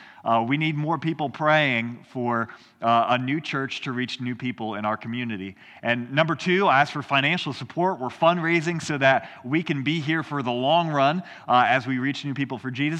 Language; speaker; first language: English; native; English